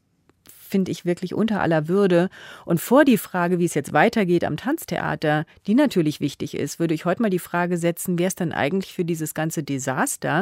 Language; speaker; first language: German; native; German